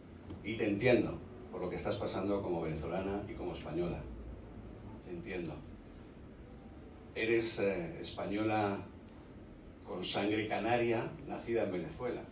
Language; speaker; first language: Spanish; native; Spanish